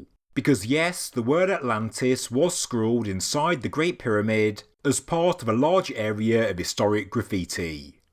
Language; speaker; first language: English; native; English